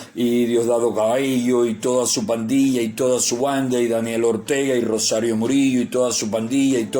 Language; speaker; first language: Spanish; native; Spanish